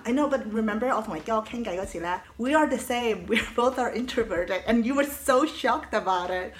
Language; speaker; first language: English; early bilingual, other home language; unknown